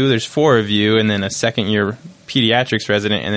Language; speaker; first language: English; native; English